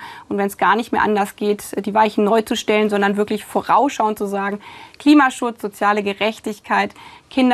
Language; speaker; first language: German; native; German